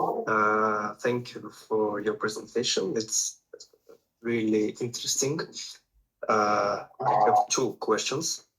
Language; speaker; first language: English; non-native, learner; Russian